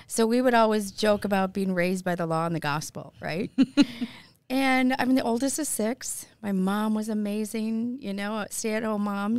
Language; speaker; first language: English; native; English